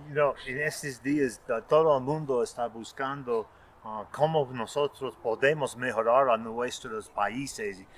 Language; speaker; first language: Spanish; non-native, fluent; English